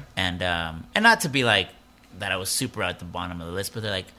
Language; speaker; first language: English; early bilingual, other home language; Spanish